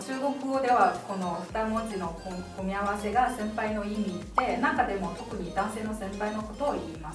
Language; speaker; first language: Japanese; non-native, fluent; Chinese